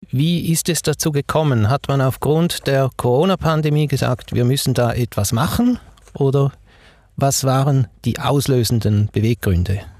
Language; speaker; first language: German; native; German